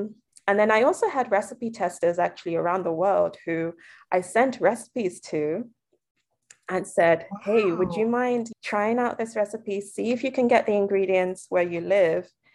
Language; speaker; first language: English; non-native, local second language; Yoruba